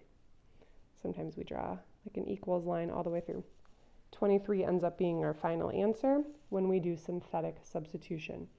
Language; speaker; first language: English; native; English